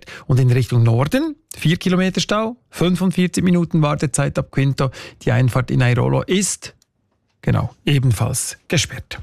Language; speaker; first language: German; native; German